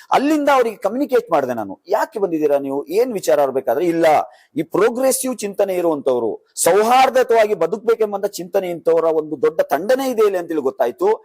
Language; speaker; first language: Kannada; non-native, local second language; Urdu